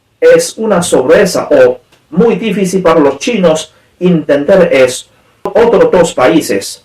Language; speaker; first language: Spanish; non-native, learner; Chinese